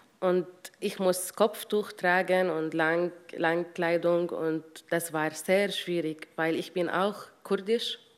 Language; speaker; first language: German; non-native, learner; Arabic